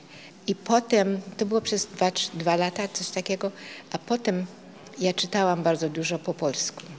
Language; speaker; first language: Polish; early bilingual, heritage; Polish